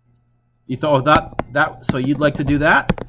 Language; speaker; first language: English; native; English